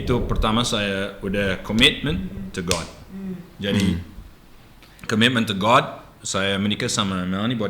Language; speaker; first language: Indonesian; non-native, learner; English